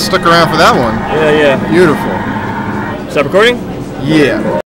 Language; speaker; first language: English; native; English